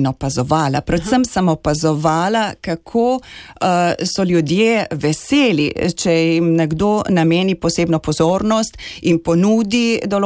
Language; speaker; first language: Slovenian; native; Slovenian